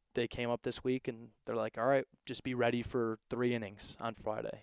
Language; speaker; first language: English; native; English